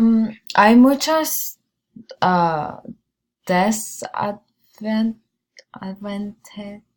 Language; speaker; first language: Spanish; non-native, learner; English